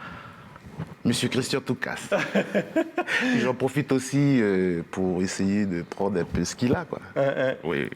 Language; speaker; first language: French; native; French